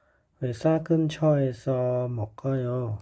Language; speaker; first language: Korean; non-native, fluent; Khmer